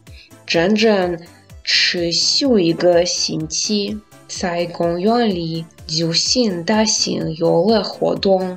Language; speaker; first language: Chinese; non-native, learner; Russian